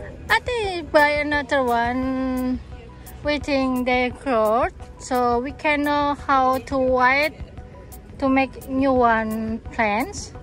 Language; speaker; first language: English; non-native, learner; Indonesian